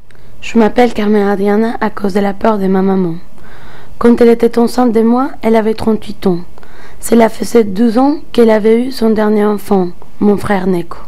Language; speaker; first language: French; non-native, fluent; Spanish